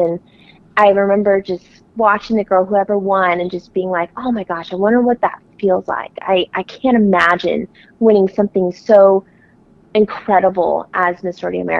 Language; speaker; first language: English; native; English